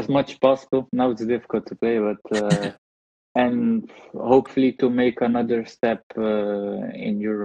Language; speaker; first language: English; non-native, fluent; Dutch